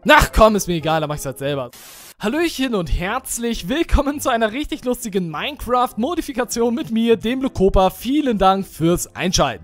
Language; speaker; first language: German; native; German